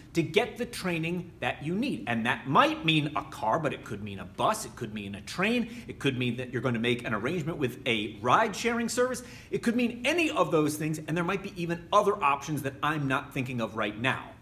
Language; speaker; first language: English; native; English